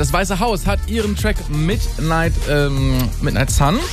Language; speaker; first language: German; native; German